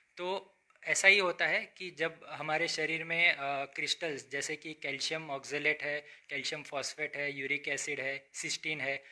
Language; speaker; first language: Hindi; non-native, local second language; Gujarati